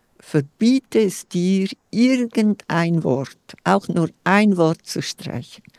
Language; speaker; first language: German; non-native, local second language; Romansh